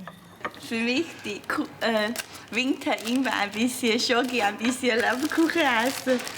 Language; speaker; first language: German; non-native, learner; Chinese